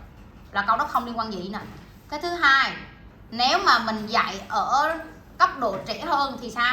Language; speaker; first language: Vietnamese; native; Vietnamese